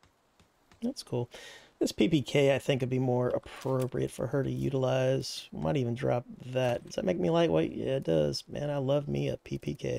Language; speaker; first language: English; native; English